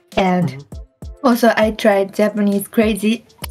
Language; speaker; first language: English; non-native, learner; Japanese